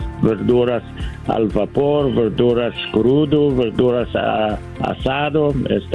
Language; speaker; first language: Spanish; non-native, learner; English